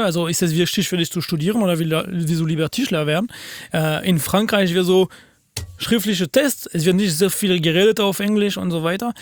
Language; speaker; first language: German; non-native, fluent; French